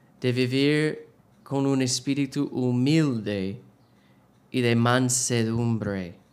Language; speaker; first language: Spanish; non-native, learner; English